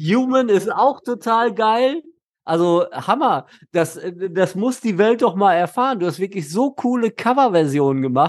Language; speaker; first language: German; native; German